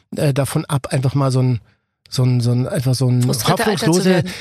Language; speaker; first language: German; native; German